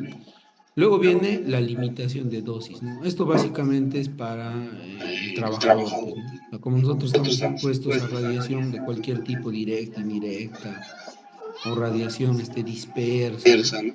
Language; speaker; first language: Spanish; native; Spanish